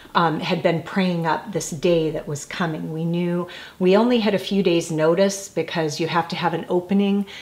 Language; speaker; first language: English; native; English